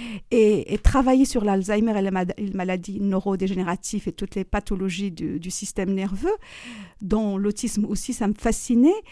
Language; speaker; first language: French; non-native, local second language; Arabic